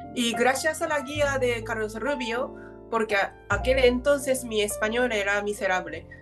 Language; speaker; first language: Spanish; non-native, fluent; Japanese